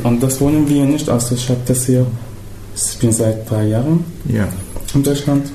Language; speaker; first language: German; non-native, fluent; Arabic